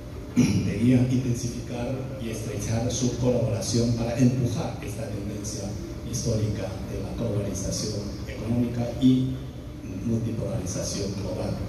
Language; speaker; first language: Spanish; non-native, fluent; Chinese